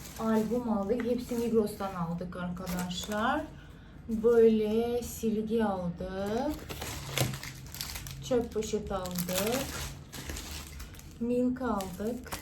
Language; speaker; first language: Turkish; non-native, fluent; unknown